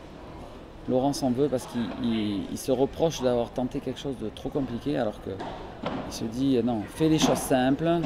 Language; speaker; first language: French; native; French